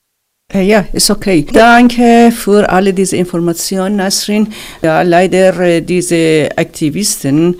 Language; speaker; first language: German; non-native, learner; Persian